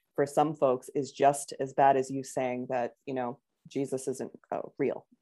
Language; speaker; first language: English; native; English